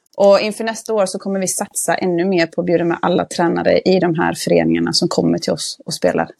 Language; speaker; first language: Swedish; native; Swedish